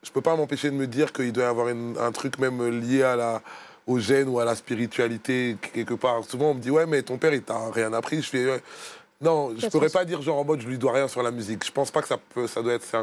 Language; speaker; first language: French; native; French